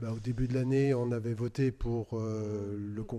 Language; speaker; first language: French; native; French